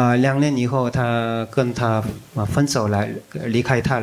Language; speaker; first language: Chinese; non-native, fluent; Korean